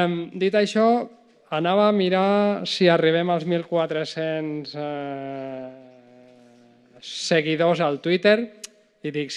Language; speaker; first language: Catalan; native; Catalan